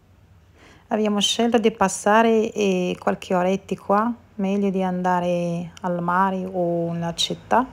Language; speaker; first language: Italian; non-native, learner; Arabic